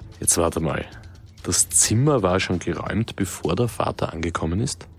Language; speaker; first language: German; native; German